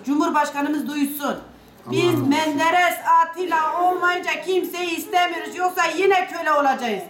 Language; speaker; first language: Turkish; non-native, local second language; Kurdish